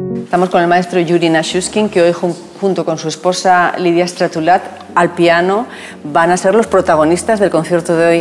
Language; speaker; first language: Spanish; native; Spanish